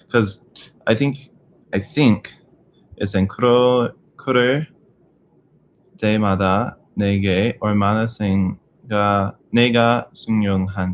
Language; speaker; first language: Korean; non-native, learner; English